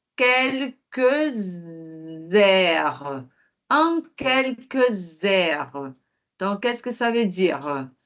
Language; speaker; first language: French; non-native, fluent; Portuguese